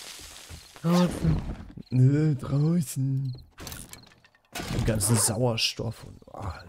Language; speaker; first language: German; native; German